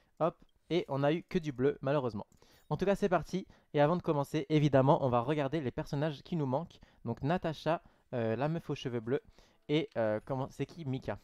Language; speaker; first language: French; native; French